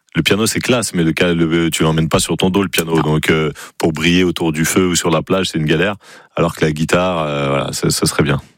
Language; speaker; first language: French; native; French